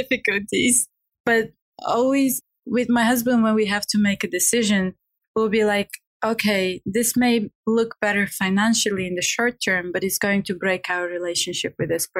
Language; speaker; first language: English; non-native, fluent; Bulgarian